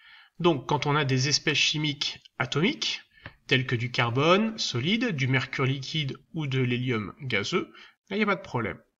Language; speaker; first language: French; native; French